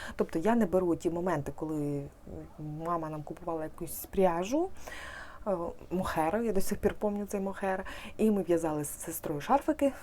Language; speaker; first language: Ukrainian; native; Ukrainian